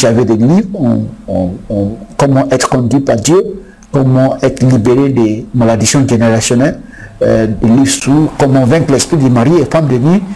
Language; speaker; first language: French; non-native, fluent; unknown